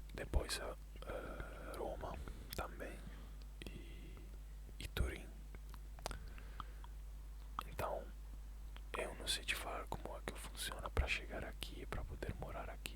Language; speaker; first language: Portuguese; non-native, fluent; Italian